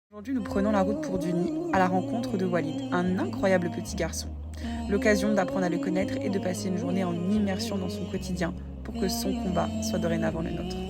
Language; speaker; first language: French; native; French